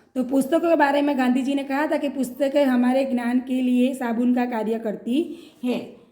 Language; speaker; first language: Hindi; non-native, local second language; Gujarati